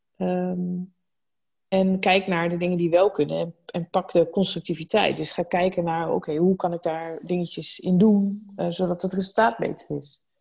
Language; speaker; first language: Dutch; native; Dutch